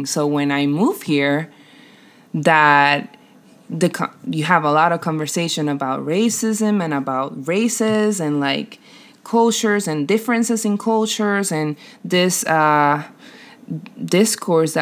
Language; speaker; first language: English; non-native, fluent; Spanish